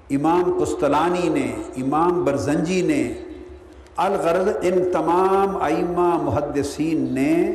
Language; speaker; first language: Urdu; non-native, local second language; Punjabi